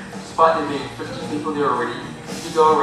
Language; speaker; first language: English; native; English